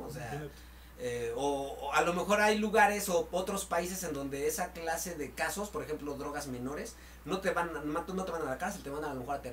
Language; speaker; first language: Spanish; native; Spanish